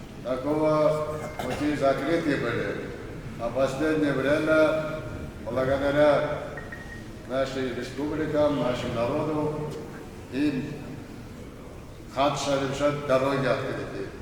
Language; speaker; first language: Russian; non-native, local second language; Kumyk